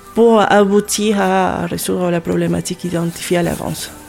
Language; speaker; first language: French; non-native, fluent; Spanish